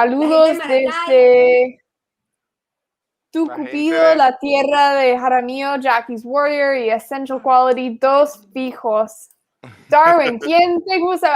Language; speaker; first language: Spanish; non-native, fluent; English